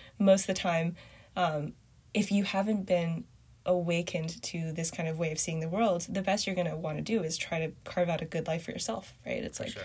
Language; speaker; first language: English; early bilingual, other home language; Chinese